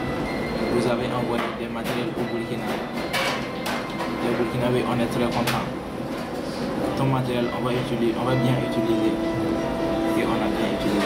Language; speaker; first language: French; non-native, learner; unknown